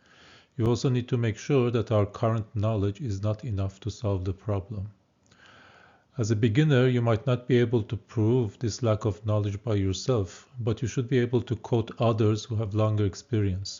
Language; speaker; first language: English; non-native, fluent; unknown